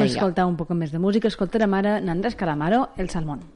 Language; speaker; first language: Catalan; native; Catalan